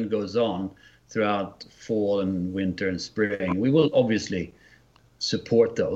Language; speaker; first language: English; non-native, fluent; Swedish